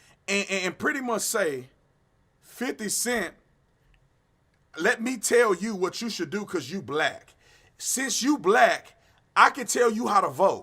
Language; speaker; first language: English; native; English